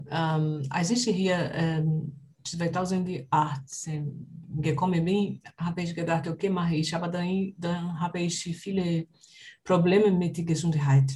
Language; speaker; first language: German; non-native, learner; Portuguese